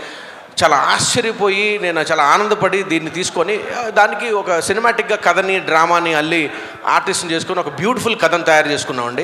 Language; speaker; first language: Telugu; native; Telugu